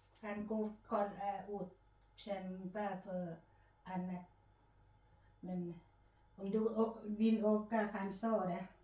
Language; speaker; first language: Swedish; non-native, local second language; Thai